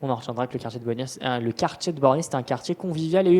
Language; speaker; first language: French; native; French